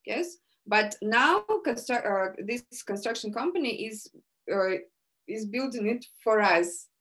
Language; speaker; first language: English; non-native, fluent; Russian